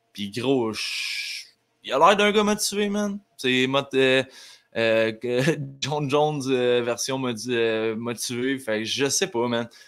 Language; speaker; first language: French; native; French